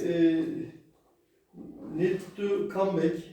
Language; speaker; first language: English; non-native, learner; Turkish